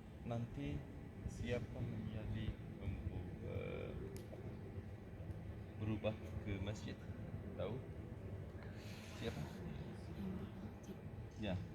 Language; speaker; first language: Indonesian; non-native, learner; Turkish